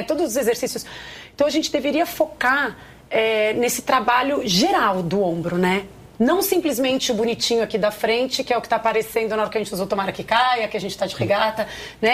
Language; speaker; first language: Portuguese; native; Portuguese